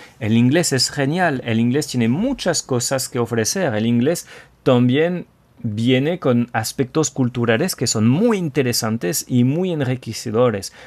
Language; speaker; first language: Spanish; non-native, fluent; French